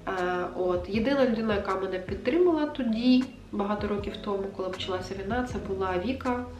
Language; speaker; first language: Ukrainian; non-native, local second language; Russian